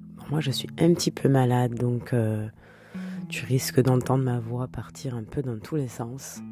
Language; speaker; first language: French; native; French